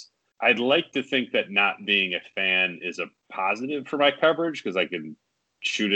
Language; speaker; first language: English; native; English